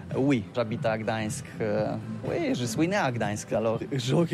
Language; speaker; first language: French; non-native, learner; Polish